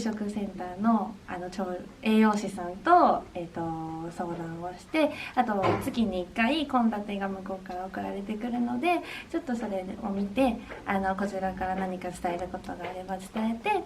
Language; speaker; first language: Japanese; native; Japanese